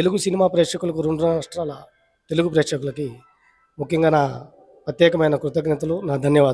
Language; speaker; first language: Telugu; native; Telugu